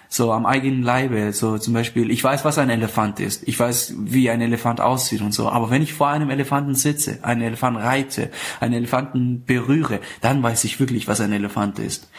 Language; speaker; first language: German; non-native, fluent; Persian